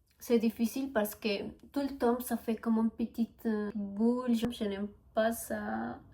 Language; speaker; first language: French; non-native, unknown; Spanish